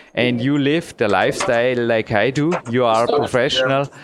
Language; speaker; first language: English; non-native, fluent; German